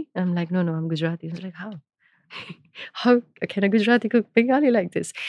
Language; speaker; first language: English; non-native, local second language; Gujarati